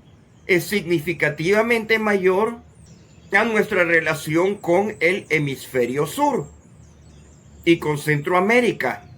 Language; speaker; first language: Spanish; native; Spanish